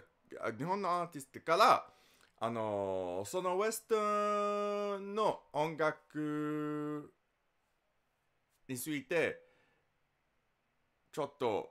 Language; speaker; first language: Japanese; non-native, learner; English